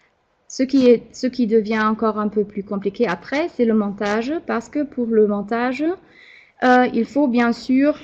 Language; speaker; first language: French; non-native, fluent; German